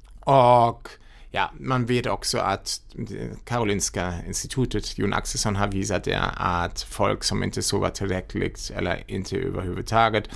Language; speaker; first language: Swedish; non-native, fluent; German